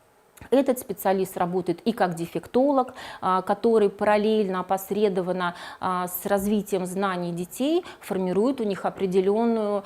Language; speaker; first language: Russian; native; Russian